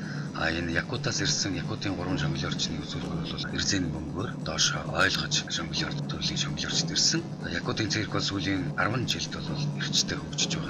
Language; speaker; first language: Mongolian; native; Mongolian